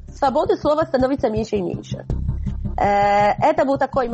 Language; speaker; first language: Russian; non-native, fluent; Polish